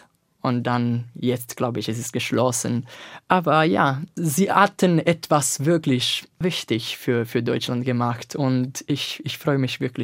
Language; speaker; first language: German; non-native, learner; Italian